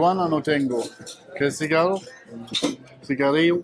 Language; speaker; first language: Spanish; non-native, learner; German